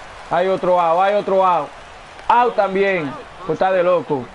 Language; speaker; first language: Spanish; early bilingual, heritage; Spanish